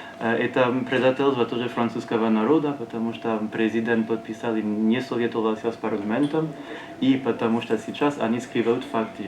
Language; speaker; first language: Russian; non-native, learner; French